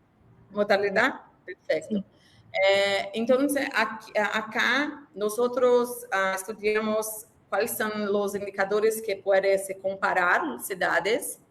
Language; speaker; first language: Spanish; non-native, learner; Portuguese